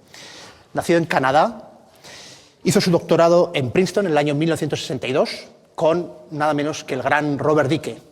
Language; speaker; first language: Spanish; native; Spanish